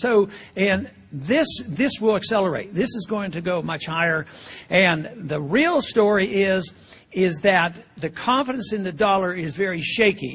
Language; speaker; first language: English; native; English